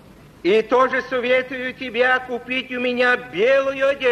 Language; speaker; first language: Russian; non-native, fluent; Polish